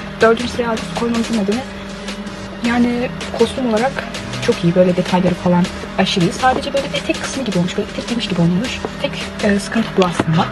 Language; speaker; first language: Turkish; native; Turkish